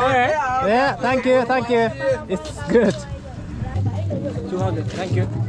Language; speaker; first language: English; non-native, learner; Japanese